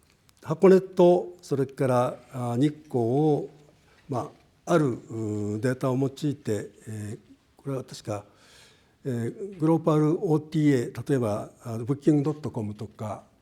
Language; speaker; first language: Japanese; native; Japanese